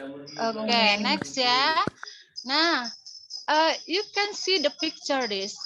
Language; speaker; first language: English; non-native, learner; Indonesian